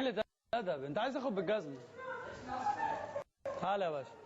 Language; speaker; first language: Arabic; native; Arabic